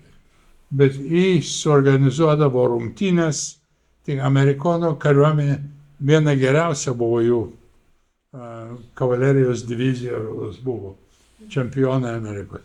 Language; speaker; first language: Lithuanian; native; Lithuanian